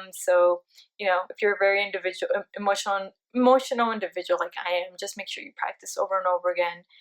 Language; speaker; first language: English; early bilingual, other home language; Spanish